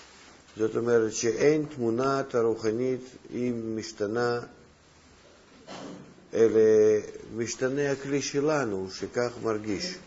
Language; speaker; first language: Hebrew; non-native, fluent; Russian